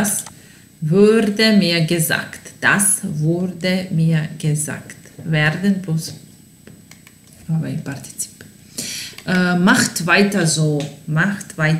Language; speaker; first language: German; non-native, fluent; Serbian